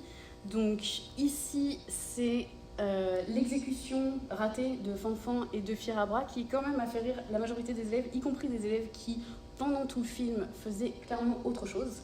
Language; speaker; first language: French; native; French